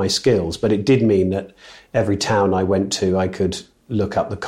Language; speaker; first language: English; native; English